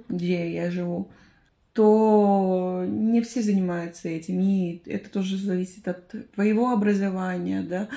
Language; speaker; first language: Russian; non-native, fluent; Spanish